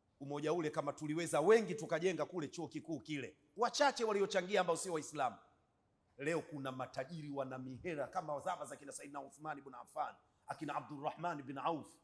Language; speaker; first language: Swahili; native; Swahili